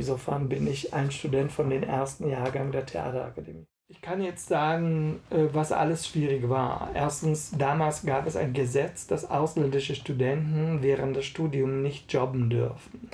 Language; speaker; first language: German; non-native, fluent; Hungarian